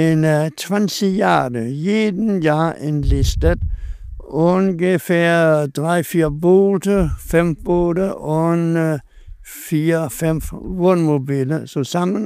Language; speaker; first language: German; non-native, learner; Danish